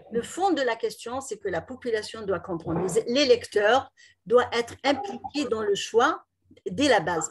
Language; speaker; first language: French; non-native, local second language; Arabic